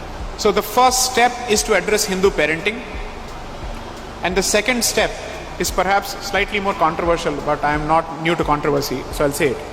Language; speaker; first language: English; non-native, local second language; Tamil